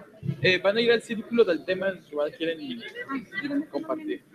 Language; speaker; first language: Spanish; native; Spanish